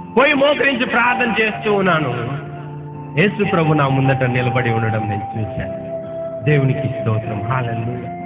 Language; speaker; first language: Telugu; non-native, local second language; Urdu